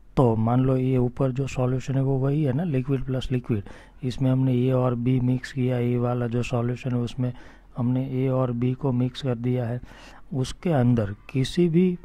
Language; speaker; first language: Hindi; non-native, local second language; Gujarati